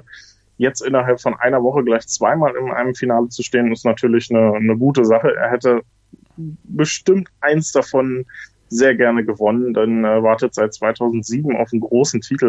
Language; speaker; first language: German; native; German